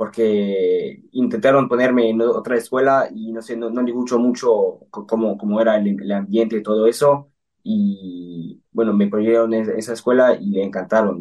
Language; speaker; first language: Spanish; early bilingual, heritage; Spanish